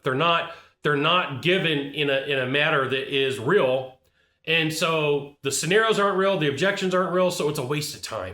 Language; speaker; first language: English; native; English